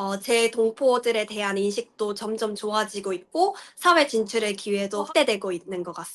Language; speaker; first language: Korean; early bilingual, heritage; Korean